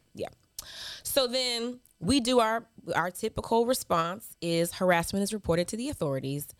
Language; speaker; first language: English; early bilingual, other home language; Yoruba